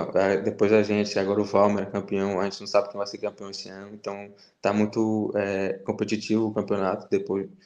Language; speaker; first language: Portuguese; native; Portuguese